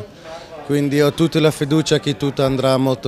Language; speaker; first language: Italian; non-native, fluent; Dutch